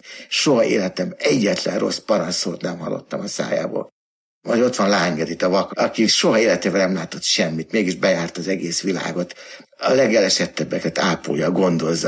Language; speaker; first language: Hungarian; native; Hungarian